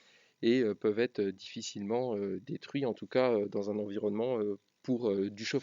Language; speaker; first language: French; native; French